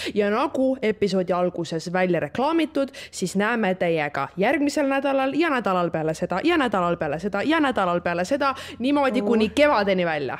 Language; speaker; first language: Estonian; native; Estonian